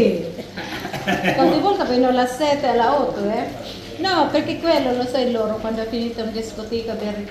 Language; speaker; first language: Italian; non-native, learner; Filipino